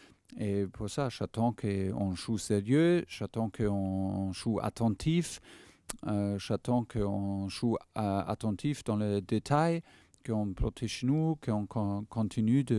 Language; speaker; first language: French; non-native, fluent; German